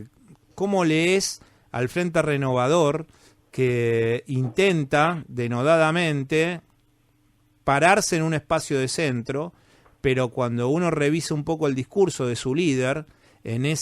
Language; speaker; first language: Spanish; native; Spanish